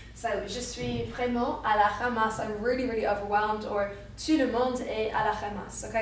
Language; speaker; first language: French; non-native, fluent; English